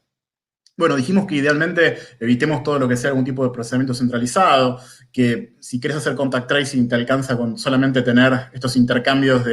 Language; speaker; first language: Spanish; native; Spanish